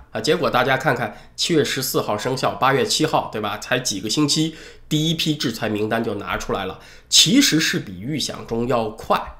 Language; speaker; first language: Chinese; native; Chinese